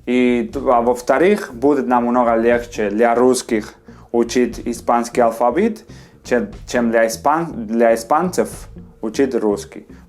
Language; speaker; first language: Russian; non-native, fluent; Spanish